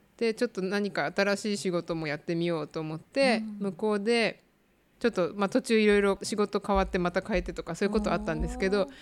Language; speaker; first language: Japanese; native; Japanese